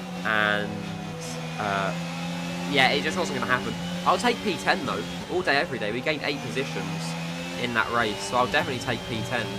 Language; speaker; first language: English; native; English